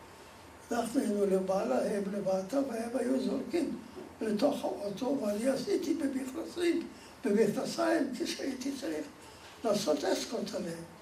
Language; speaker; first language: Hebrew; non-native, fluent; Polish